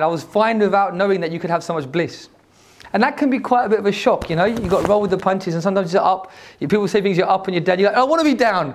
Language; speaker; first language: English; native; English